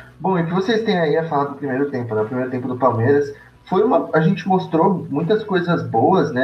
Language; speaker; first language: Portuguese; native; Portuguese